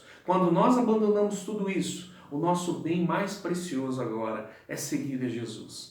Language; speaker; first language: Portuguese; native; Portuguese